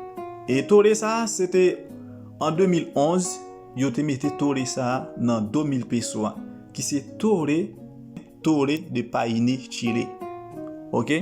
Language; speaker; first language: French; non-native, local second language; Haitian Creole